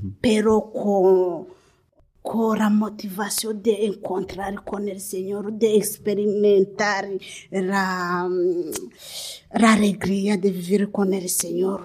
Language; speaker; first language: Spanish; non-native, learner; Kinyarwanda